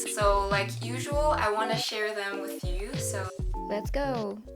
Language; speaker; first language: English; non-native, local second language; French